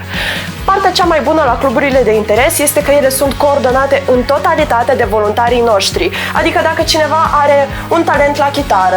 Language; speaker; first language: Romanian; native; Romanian